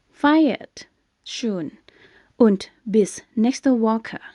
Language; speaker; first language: German; non-native, fluent; Thai